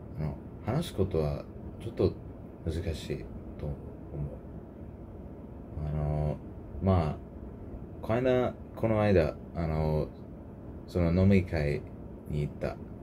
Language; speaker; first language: Japanese; non-native, learner; English